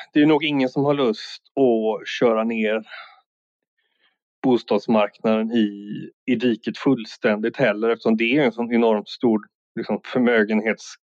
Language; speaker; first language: Swedish; native; Swedish